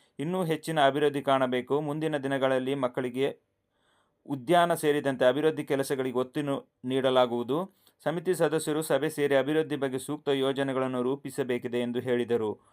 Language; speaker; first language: Kannada; non-native, local second language; Kodava